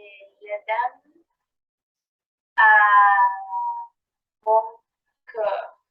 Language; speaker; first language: French; non-native, learner; Spanish